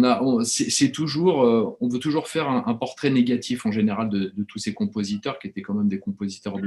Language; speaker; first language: French; native; French